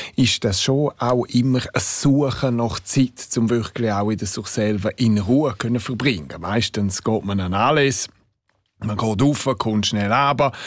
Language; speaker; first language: German; non-native, local second language; Romansh